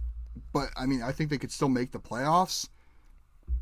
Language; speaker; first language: English; native; English